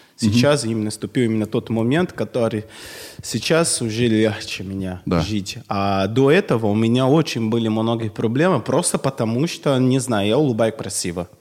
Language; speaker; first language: Russian; non-native, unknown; Portuguese